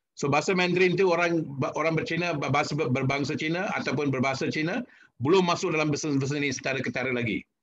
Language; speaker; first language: Malay; non-native, local second language; Tamil